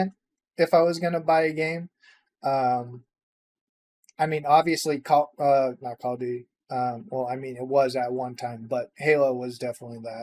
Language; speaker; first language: English; native; English